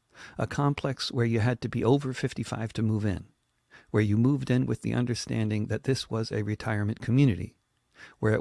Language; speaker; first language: English; native; English